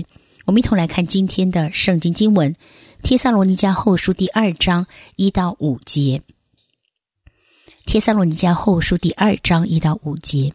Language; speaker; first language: Chinese; native; Chinese